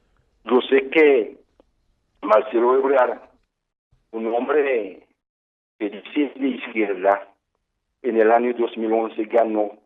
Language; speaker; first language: Spanish; non-native, fluent; Haitian Creole